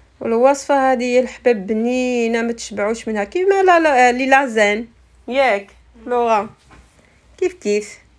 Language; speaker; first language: Arabic; native; Arabic